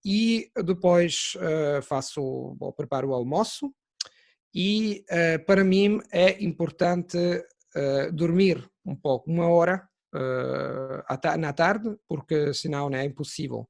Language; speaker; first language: Portuguese; non-native, fluent; Italian